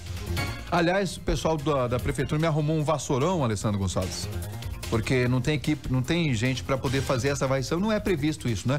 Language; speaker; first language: Portuguese; native; Portuguese